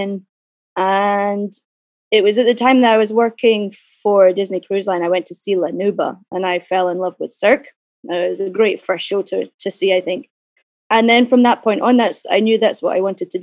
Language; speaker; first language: English; native; English